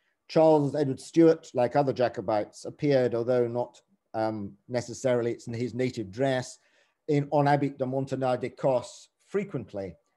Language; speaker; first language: English; native; English